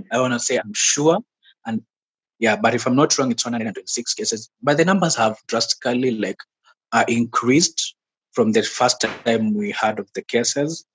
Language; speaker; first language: English; non-native, local second language; Swahili